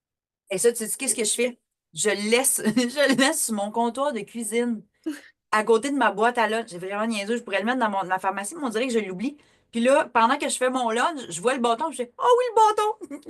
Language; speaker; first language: French; native; French